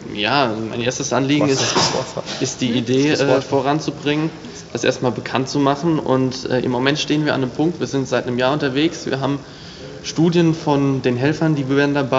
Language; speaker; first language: German; native; German